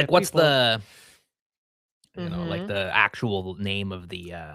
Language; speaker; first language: English; native; English